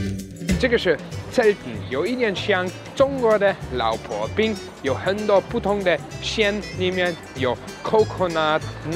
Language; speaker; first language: Chinese; non-native, fluent; German